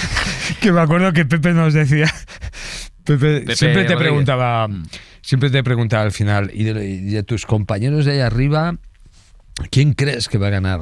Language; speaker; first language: Spanish; native; Spanish